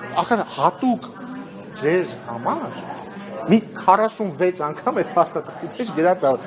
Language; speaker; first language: Armenian; native; Armenian